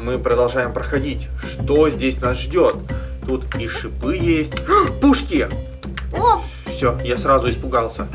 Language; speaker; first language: Russian; native; Russian